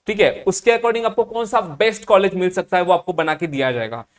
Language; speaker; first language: Hindi; non-native, local second language; Marathi